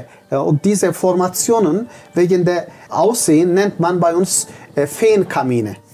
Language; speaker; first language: German; non-native, fluent; Turkish